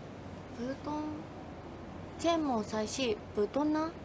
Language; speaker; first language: Chinese; non-native, learner; Japanese